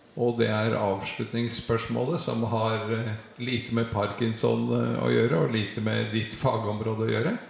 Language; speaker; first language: Norwegian; native; Norwegian